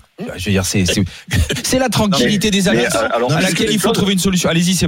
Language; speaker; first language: French; native; French